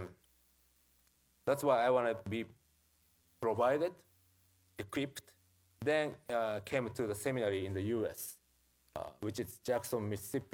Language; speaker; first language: English; non-native, fluent; Japanese